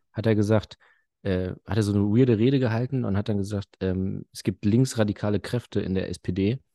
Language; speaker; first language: German; early bilingual, other home language; Arabic